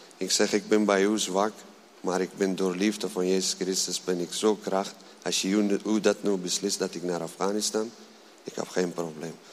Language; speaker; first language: Dutch; non-native, learner; Persian